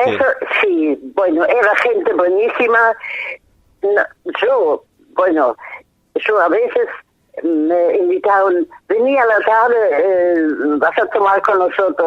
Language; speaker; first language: Spanish; non-native, fluent; German